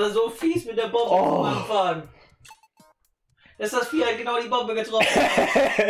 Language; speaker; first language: German; native; German